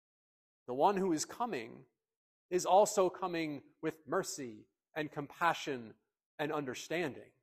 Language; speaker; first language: English; native; English